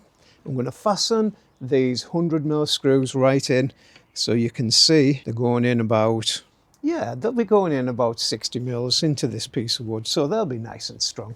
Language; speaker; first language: English; native; English